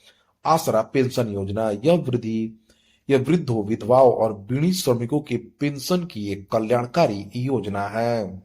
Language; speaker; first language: Hindi; native; Hindi